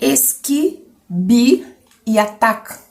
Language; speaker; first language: Turkish; non-native, learner; Portuguese